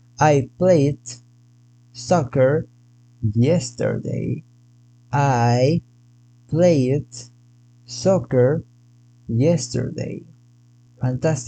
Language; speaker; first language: English; non-native, fluent; Spanish